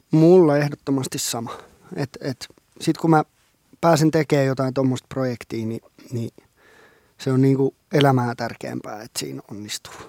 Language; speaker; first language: Finnish; non-native, local second language; Swedish